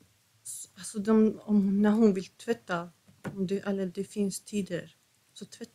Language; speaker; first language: Swedish; non-native, fluent; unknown